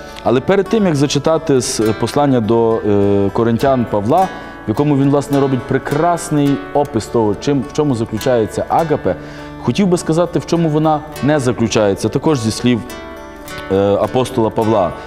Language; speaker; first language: Ukrainian; native; Ukrainian